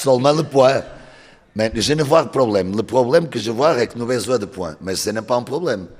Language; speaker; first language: French; non-native, learner; Portuguese